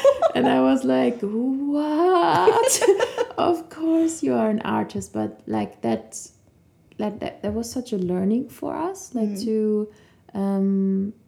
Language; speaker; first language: English; non-native, fluent; German